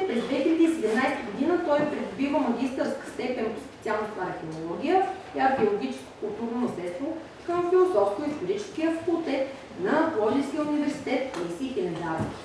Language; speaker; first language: Bulgarian; native; Bulgarian